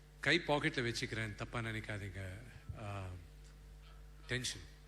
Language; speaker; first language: Tamil; non-native, local second language; Telugu